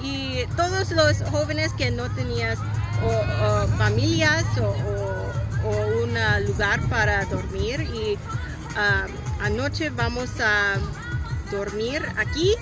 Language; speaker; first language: Spanish; non-native, learner; English